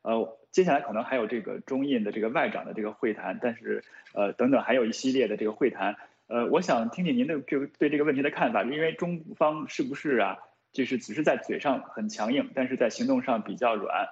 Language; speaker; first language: Chinese; native; Chinese